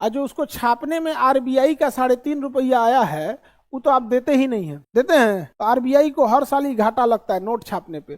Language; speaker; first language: Hindi; native; Hindi